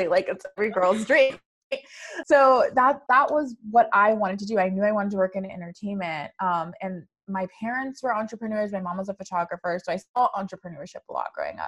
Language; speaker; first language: English; native; English